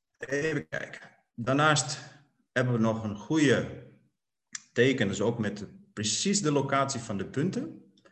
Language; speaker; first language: Dutch; non-native, fluent; Portuguese